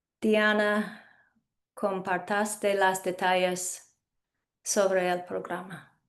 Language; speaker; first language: Spanish; non-native, fluent; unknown